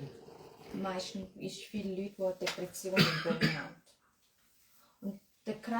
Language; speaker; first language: German; non-native, learner; Thai